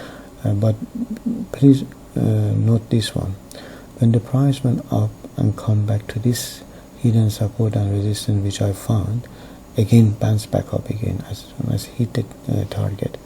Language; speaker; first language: English; non-native, fluent; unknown